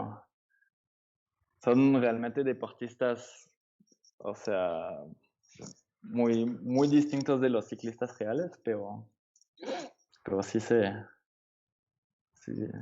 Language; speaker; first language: Spanish; non-native, fluent; French